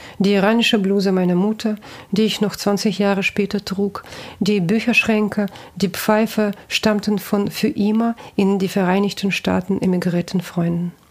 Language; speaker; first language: German; non-native, fluent; Russian